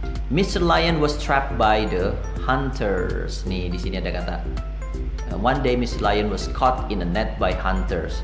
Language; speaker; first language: English; non-native, fluent; Indonesian